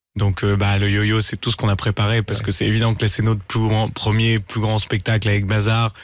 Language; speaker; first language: French; native; French